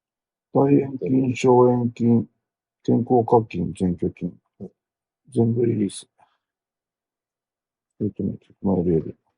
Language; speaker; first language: Japanese; native; Japanese